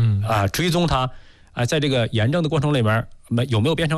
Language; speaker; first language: Chinese; native; Chinese